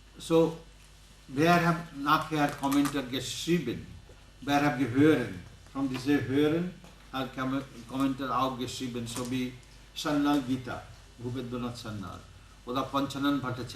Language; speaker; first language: German; non-native, learner; Bangla